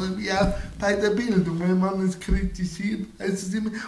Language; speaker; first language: German; native; German